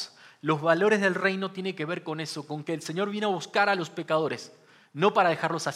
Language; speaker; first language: Spanish; native; Spanish